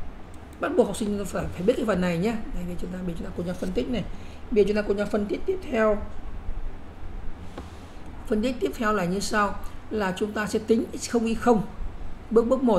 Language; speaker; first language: Vietnamese; native; Vietnamese